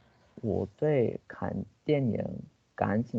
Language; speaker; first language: Chinese; non-native, learner; English